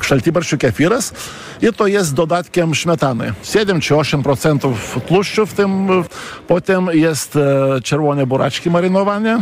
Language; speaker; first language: Polish; non-native, fluent; Lithuanian